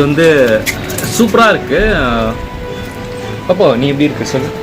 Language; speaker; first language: Tamil; native; Tamil